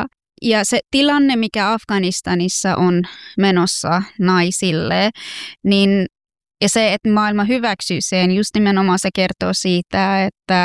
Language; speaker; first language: Finnish; non-native, fluent; Persian